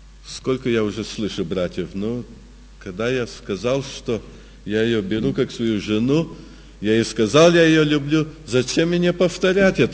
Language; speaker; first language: Russian; early bilingual, heritage; Russian